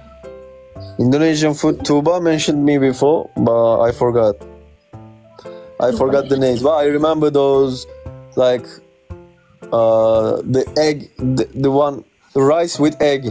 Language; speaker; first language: English; non-native, fluent; Turkish